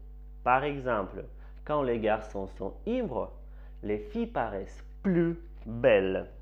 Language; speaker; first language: French; non-native, fluent; Russian